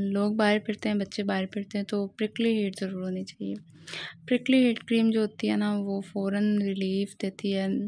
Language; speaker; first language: Urdu; non-native, local second language; Pashto